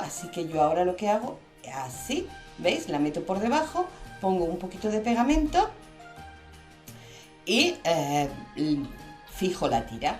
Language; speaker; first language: Spanish; native; Spanish